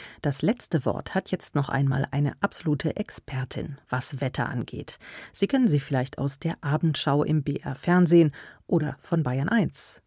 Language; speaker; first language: German; native; German